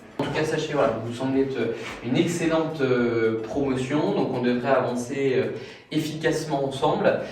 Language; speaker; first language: French; native; French